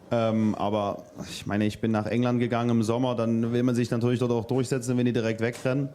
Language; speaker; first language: German; native; German